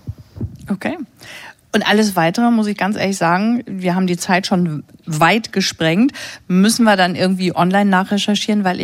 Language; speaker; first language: German; native; German